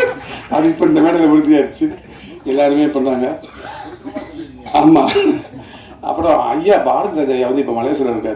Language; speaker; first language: Tamil; native; Tamil